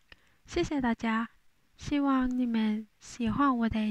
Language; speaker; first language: Chinese; non-native, learner; Spanish